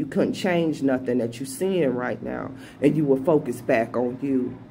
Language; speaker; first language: English; native; English